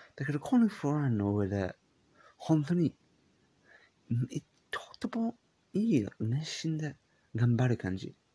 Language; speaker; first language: Japanese; non-native, learner; English